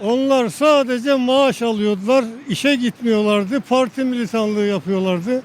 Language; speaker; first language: Turkish; non-native, local second language; Kurdish